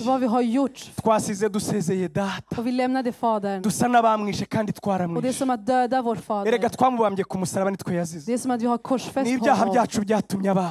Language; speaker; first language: Swedish; early bilingual, other home language; Kinyarwanda